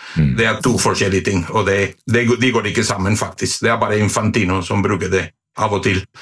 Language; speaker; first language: Norwegian; non-native, fluent; Spanish